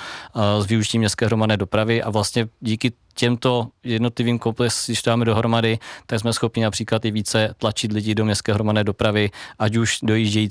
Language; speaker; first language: Czech; native; Czech